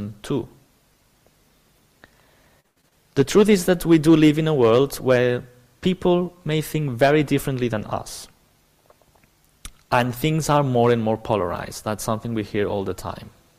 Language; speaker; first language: English; non-native, fluent; Spanish